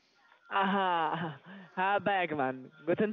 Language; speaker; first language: German; non-native, learner; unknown